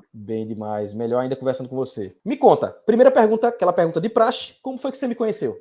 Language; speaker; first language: Portuguese; native; Portuguese